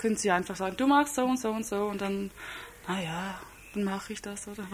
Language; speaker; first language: German; non-native, fluent; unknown